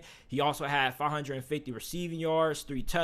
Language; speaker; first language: English; native; English